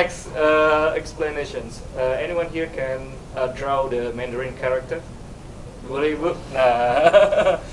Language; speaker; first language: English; non-native, learner; Indonesian